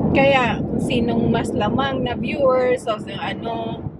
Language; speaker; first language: Filipino; non-native, local second language; Cebuano